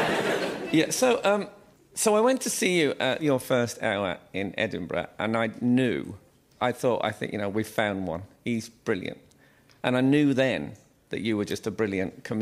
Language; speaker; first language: English; native; English